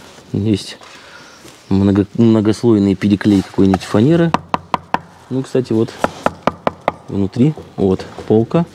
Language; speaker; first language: Russian; native; Russian